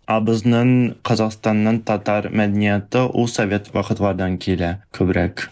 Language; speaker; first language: Tatar; early bilingual, heritage; Russian